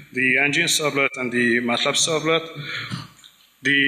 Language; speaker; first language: English; non-native, fluent; Hungarian